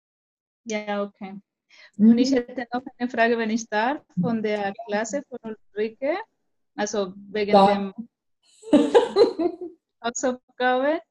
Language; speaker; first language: German; non-native, fluent; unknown